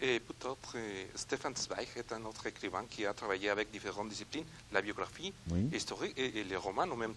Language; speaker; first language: French; non-native, learner; Spanish